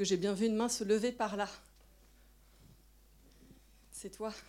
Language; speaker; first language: French; native; French